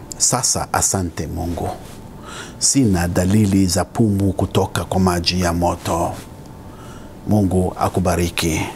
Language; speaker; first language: Swahili; native; Swahili